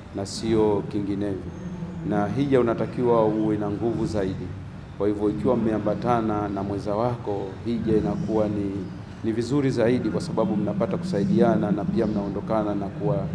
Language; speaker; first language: Swahili; native; Swahili